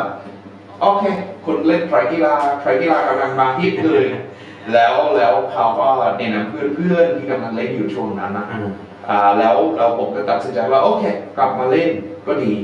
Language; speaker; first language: Thai; non-native, fluent; English